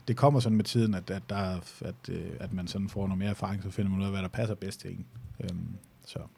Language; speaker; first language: Danish; native; Danish